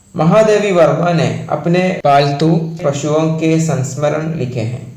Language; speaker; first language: Hindi; non-native, local second language; Malayalam